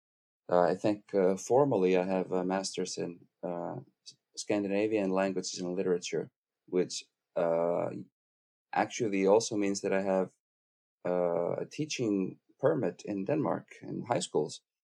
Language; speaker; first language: English; non-native, fluent; Icelandic